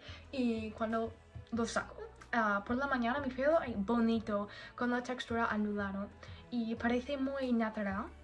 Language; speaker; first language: Spanish; non-native, learner; English